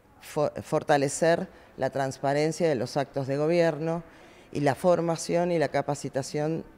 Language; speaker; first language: Spanish; native; Spanish